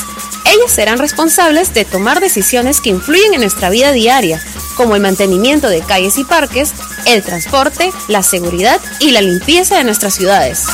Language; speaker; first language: Spanish; native; Spanish